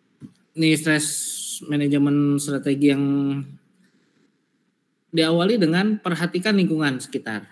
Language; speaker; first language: Indonesian; native; Indonesian